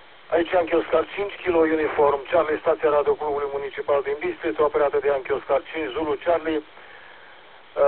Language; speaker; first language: Romanian; native; Romanian